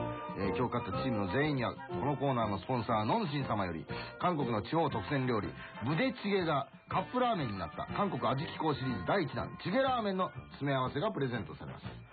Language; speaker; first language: Japanese; native; Japanese